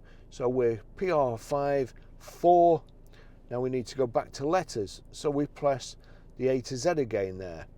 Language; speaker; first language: English; native; English